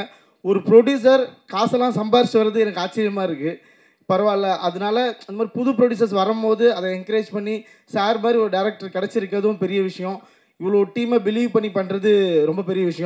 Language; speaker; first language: Tamil; native; Tamil